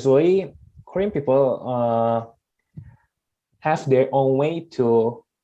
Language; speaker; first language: English; non-native, fluent; Indonesian